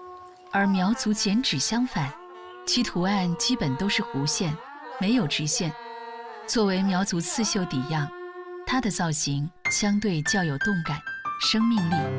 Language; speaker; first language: Chinese; native; Chinese